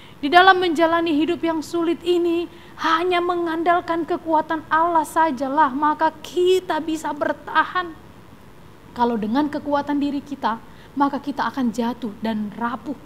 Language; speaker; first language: Indonesian; native; Indonesian